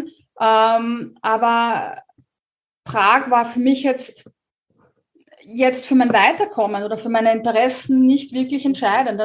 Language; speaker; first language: German; native; German